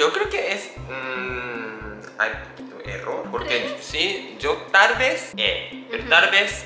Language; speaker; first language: Spanish; non-native, learner; Japanese